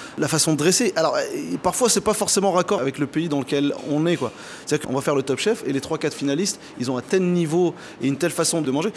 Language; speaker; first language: French; early bilingual, other home language; Arabic